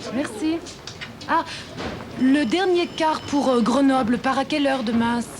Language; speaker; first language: French; native; French